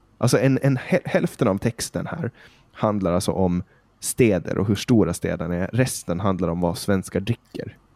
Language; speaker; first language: Swedish; native; Swedish